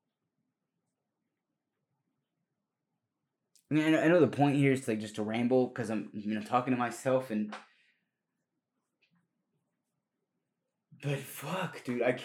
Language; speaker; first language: English; early bilingual, other home language; Spanish